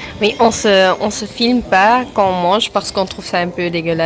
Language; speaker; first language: French; non-native, fluent; Dutch